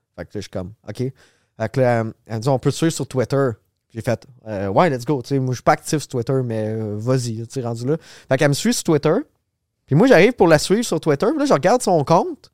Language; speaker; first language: French; native; French